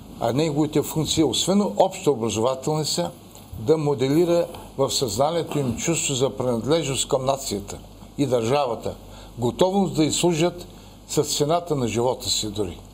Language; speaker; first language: Bulgarian; native; Bulgarian